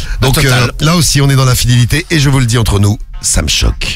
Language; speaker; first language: French; native; French